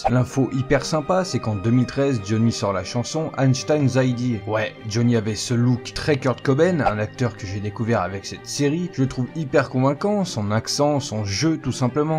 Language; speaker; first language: French; native; French